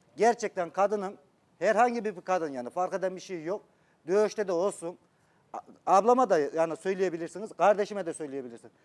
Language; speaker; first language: Turkish; native; Turkish